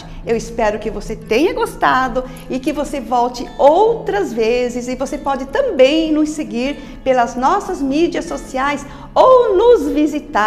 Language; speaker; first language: Portuguese; native; Portuguese